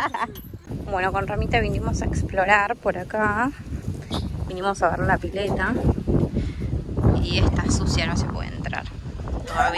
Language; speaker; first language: Spanish; native; Spanish